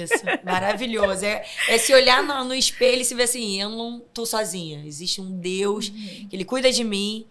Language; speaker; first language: Portuguese; native; Portuguese